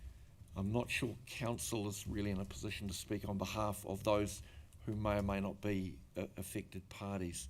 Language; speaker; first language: English; native; English